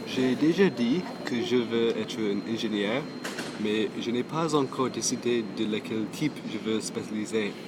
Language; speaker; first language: French; non-native, local second language; English